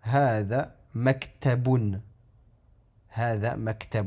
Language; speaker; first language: Arabic; non-native, fluent; French